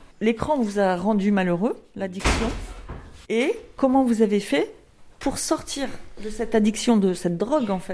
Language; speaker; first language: French; native; French